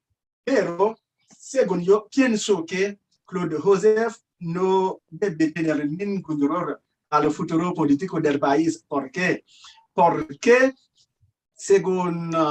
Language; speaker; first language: Spanish; non-native, learner; Haitian Creole